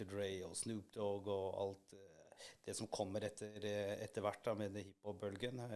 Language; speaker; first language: Norwegian; early bilingual, other home language; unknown